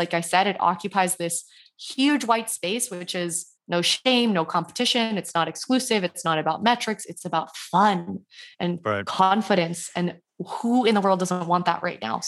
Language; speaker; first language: English; native; English